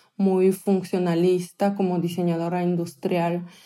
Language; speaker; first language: Spanish; non-native, fluent; Hebrew